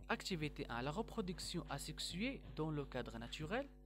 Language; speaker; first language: French; non-native, local second language; Arabic